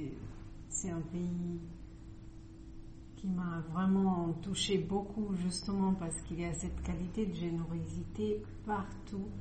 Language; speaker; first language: French; non-native, fluent; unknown